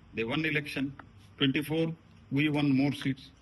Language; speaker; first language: Hindi; non-native, local second language; Kannada